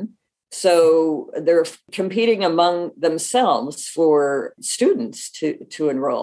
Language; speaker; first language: English; native; English